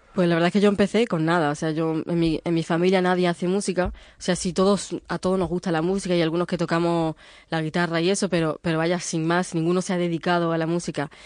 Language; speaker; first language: Spanish; early bilingual, other home language; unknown